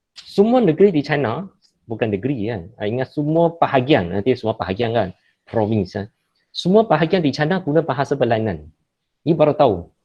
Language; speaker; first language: Malay; non-native, local second language; Chinese